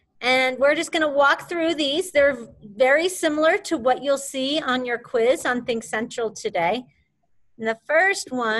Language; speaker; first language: English; native; English